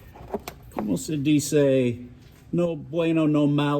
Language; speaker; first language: Spanish; non-native, learner; English